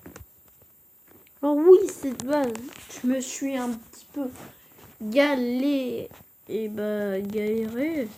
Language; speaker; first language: French; native; French